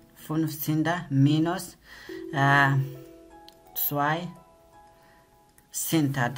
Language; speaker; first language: German; non-native, learner; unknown